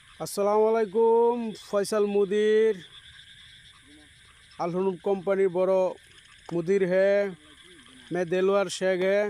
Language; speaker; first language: Hindi; non-native, learner; Bangla